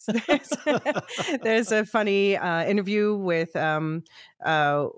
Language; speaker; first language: English; native; English